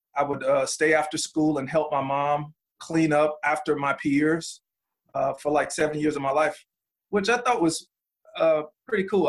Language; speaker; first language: English; native; English